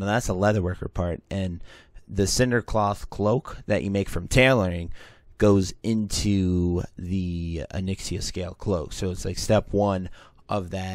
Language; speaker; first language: English; native; English